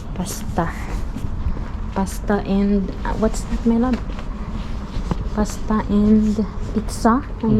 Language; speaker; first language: English; non-native, local second language; Filipino